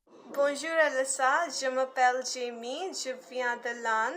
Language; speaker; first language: French; non-native, learner; Hindi